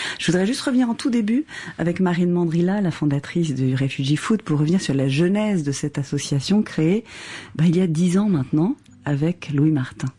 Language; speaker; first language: French; native; French